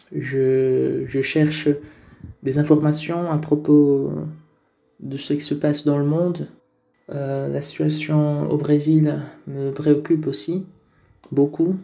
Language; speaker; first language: French; non-native, fluent; Portuguese